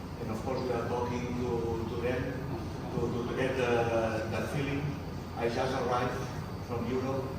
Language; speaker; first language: English; non-native, fluent; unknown